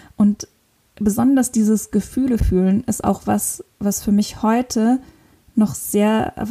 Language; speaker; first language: German; non-native, local second language; Luxembourgish